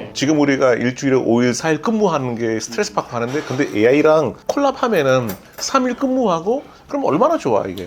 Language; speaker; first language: Korean; non-native, fluent; Hindi